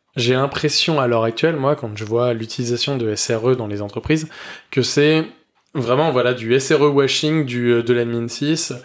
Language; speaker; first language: French; native; French